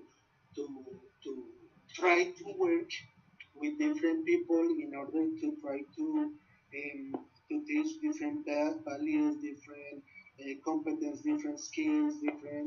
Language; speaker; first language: English; non-native, learner; Spanish